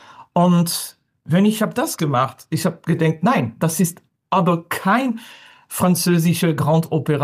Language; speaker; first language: German; non-native, learner; French